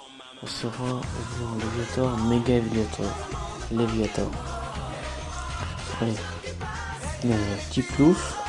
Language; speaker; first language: French; native; French